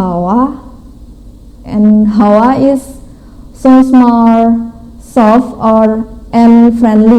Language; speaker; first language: English; non-native, local second language; Indonesian